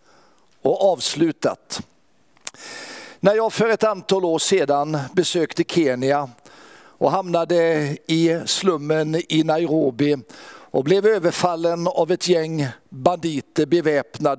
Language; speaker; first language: Swedish; native; Swedish